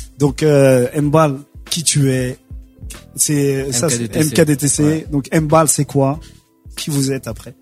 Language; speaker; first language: French; native; French